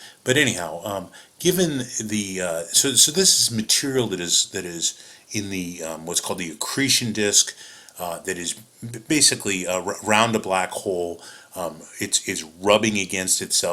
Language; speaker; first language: English; native; English